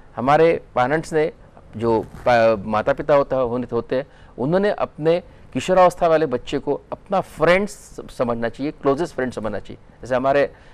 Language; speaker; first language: Hindi; non-native, local second language; Marathi